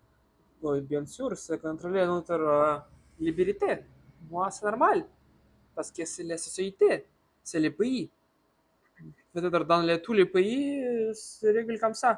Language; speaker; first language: French; non-native, learner; Russian